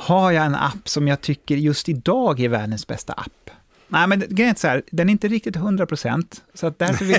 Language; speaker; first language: Swedish; native; Swedish